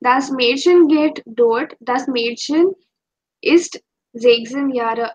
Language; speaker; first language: German; non-native, fluent; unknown